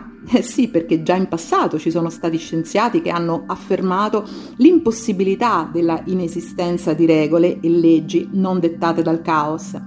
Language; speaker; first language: Italian; native; Italian